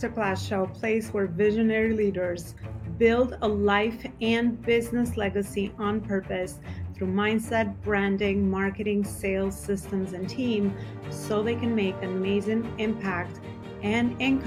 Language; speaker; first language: English; non-native, fluent; Albanian